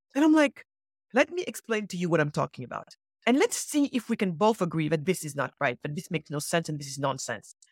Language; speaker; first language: English; early bilingual, other home language; Wolof